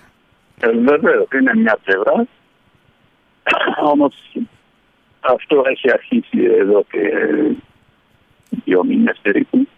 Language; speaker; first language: Greek; early bilingual, heritage; Greek